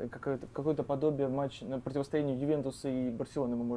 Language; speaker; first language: Russian; native; Russian